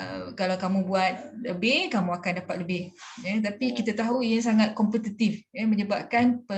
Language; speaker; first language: Malay; native; Malay